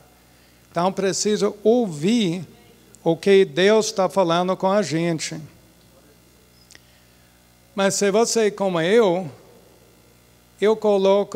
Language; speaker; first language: Portuguese; non-native, fluent; English